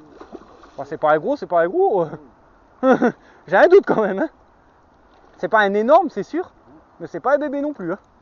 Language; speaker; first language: French; native; French